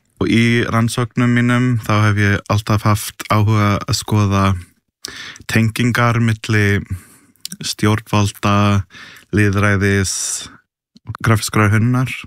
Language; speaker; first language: Icelandic; non-native, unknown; English